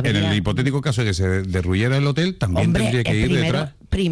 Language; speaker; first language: Spanish; native; Spanish